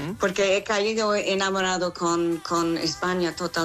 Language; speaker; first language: Spanish; non-native, fluent; English